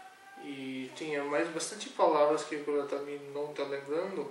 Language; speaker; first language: Portuguese; non-native, learner; Urdu